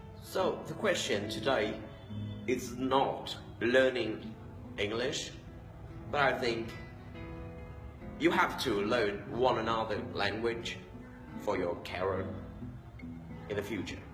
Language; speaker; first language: English; non-native, fluent; Vietnamese